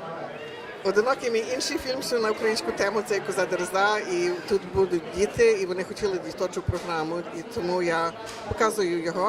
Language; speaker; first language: Ukrainian; early bilingual, heritage; Ukrainian